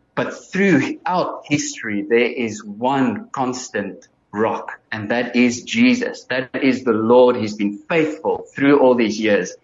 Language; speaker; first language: English; non-native, local second language; Afrikaans